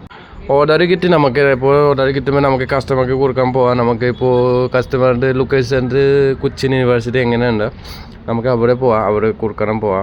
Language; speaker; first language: Malayalam; non-native, fluent; Assamese